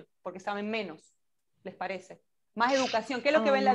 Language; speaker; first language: Spanish; native; Spanish